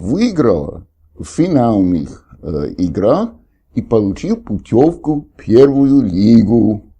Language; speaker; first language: Russian; non-native, fluent; English